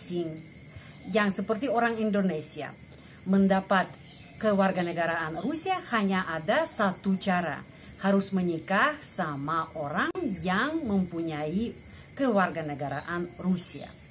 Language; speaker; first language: Indonesian; non-native, fluent; Russian